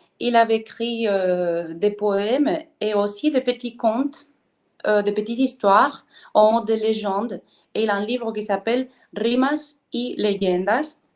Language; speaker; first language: French; non-native, fluent; Spanish